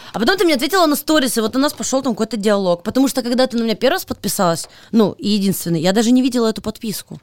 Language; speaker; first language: Russian; native; Russian